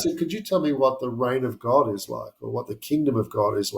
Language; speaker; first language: English; native; English